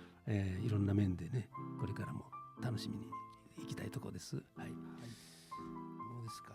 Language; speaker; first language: Japanese; native; Japanese